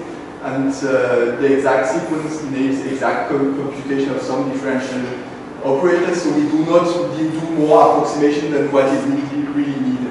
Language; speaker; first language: English; non-native, fluent; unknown